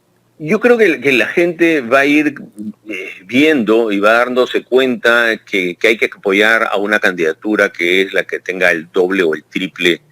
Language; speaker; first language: Spanish; native; Spanish